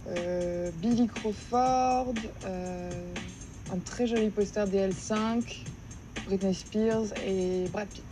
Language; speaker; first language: French; native; French